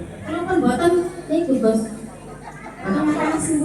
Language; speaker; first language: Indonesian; non-native, local second language; Javanese